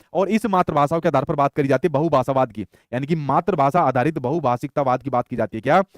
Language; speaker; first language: Hindi; native; Hindi